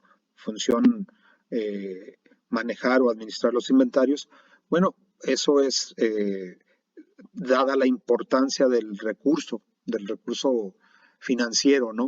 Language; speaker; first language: Spanish; native; Spanish